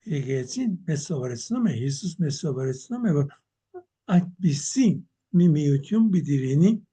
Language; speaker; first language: Armenian; early bilingual, heritage; Armenian